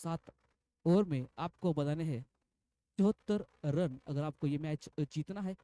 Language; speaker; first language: Hindi; non-native, local second language; Marathi